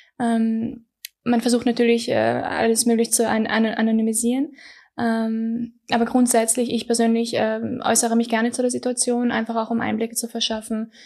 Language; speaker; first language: German; early bilingual, other home language; Persian